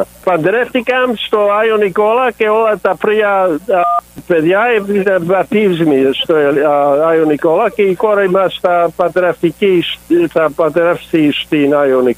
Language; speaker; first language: Greek; early bilingual, heritage; English